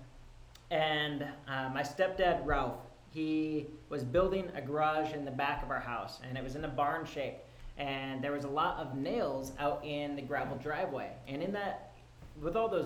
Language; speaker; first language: English; native; English